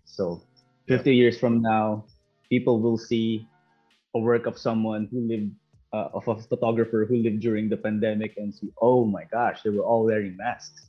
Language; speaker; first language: English; non-native, local second language; Filipino